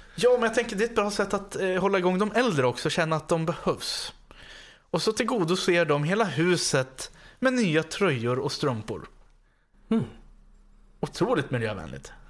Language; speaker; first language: Swedish; native; Swedish